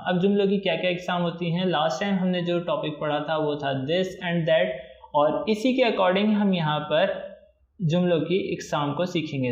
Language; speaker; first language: Urdu; native; Urdu